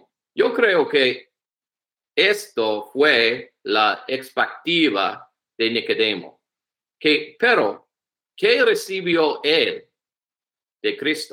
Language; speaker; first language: Spanish; non-native, learner; English